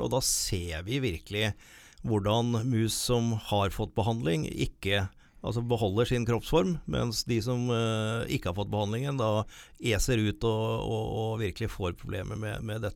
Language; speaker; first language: Norwegian; native; Norwegian